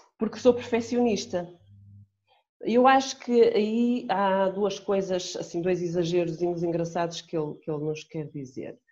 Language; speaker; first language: Portuguese; native; Portuguese